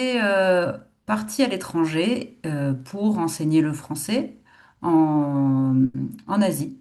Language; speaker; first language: French; native; French